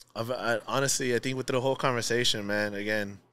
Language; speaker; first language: English; native; English